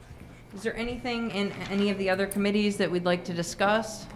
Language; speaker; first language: English; native; English